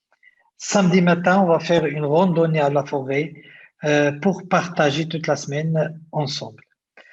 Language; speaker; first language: French; non-native, local second language; Arabic